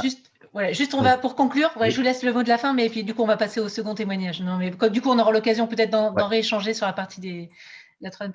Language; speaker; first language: French; native; French